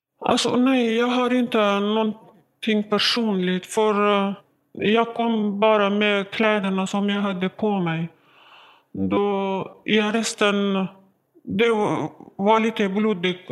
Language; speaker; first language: Swedish; non-native, learner; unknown